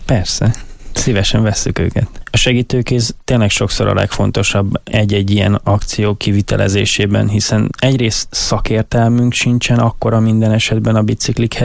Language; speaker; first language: Hungarian; native; Hungarian